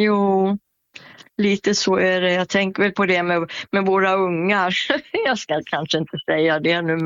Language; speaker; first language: Swedish; native; Swedish